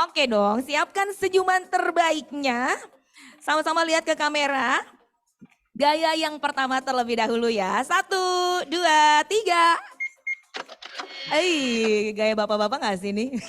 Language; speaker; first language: Indonesian; native; Indonesian